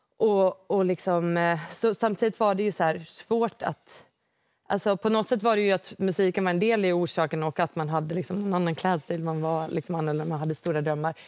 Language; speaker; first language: Swedish; native; Swedish